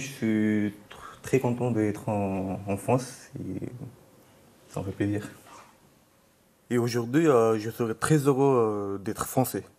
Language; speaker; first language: French; non-native, fluent; Bangla